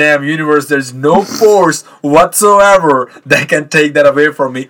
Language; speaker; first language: English; non-native, local second language; Punjabi